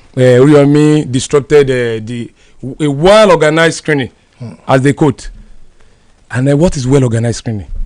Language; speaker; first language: English; non-native, local second language; Yoruba